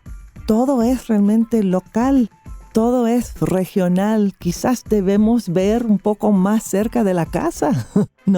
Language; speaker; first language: Spanish; non-native, fluent; English